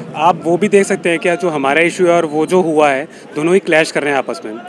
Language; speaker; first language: Hindi; native; Hindi